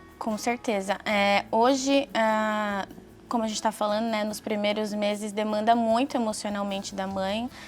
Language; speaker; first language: Portuguese; native; Portuguese